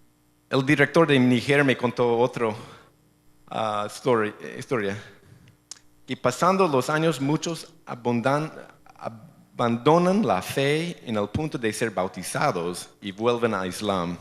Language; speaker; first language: Spanish; non-native, fluent; English